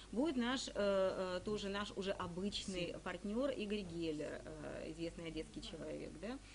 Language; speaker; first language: Russian; native; Russian